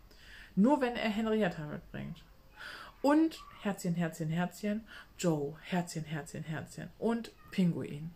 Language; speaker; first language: German; native; German